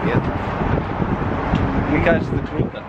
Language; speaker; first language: Russian; non-native, learner; English